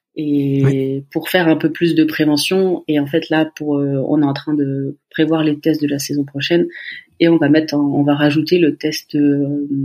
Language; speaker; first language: French; native; French